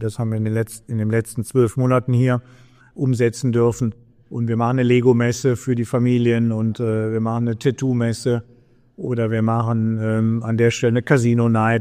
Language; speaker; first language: German; native; German